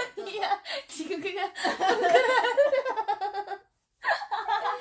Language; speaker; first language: Korean; non-native, fluent; Japanese